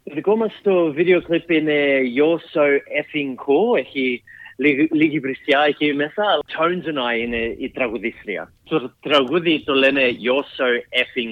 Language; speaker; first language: Greek; early bilingual, heritage; Greek